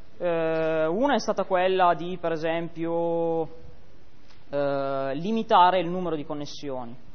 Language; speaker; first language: Italian; native; Italian